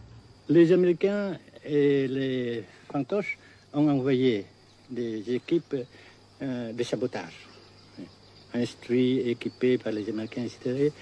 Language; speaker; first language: French; non-native, fluent; Vietnamese